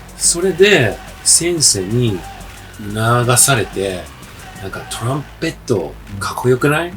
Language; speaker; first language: Japanese; non-native, fluent; English